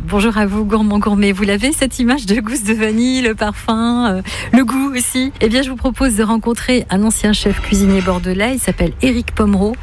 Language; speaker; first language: French; native; French